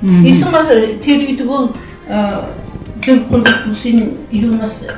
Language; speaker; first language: Mongolian; non-native, local second language; Kazakh